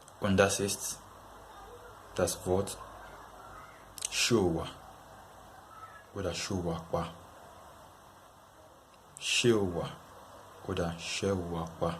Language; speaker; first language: German; non-native, fluent; Yoruba